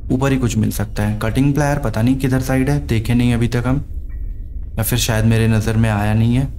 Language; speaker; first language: Hindi; native; Hindi